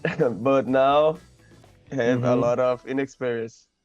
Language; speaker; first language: English; non-native, learner; Portuguese